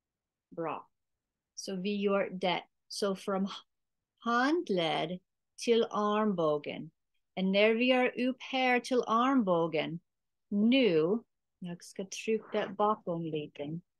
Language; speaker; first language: Swedish; non-native, learner; English